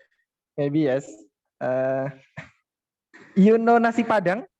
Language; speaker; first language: English; non-native, learner; Indonesian